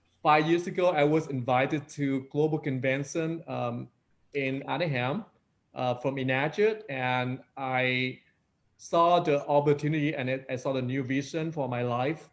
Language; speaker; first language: English; non-native, fluent; Vietnamese